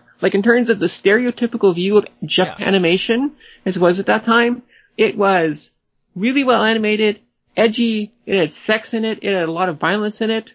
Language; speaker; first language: English; native; English